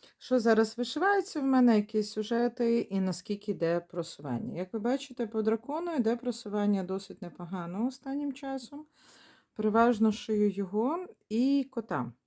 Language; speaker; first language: Ukrainian; non-native, local second language; Russian